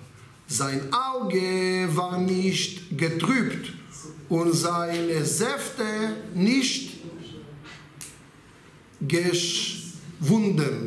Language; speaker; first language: German; non-native, learner; Hebrew